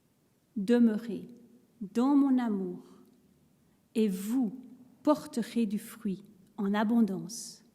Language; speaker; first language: French; native; French